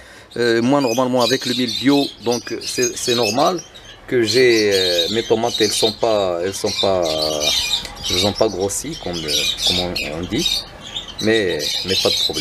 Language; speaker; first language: French; non-native, local second language; Arabic